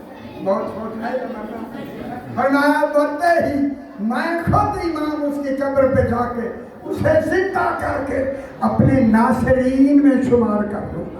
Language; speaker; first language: Urdu; native; Urdu